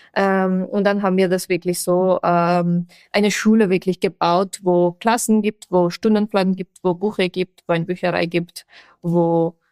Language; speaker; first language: German; non-native, fluent; Persian